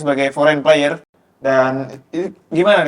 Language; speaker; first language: Indonesian; native; Indonesian